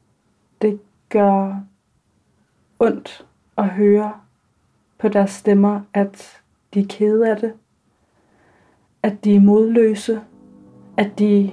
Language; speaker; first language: Danish; early bilingual, other home language; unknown